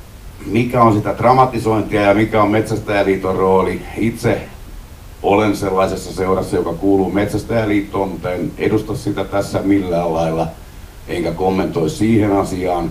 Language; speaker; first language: Finnish; native; Finnish